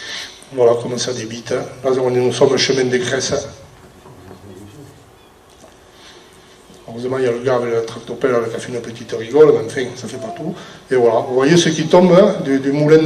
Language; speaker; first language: French; native; French